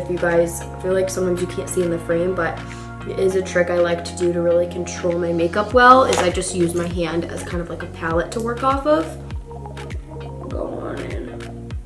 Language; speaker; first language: English; native; English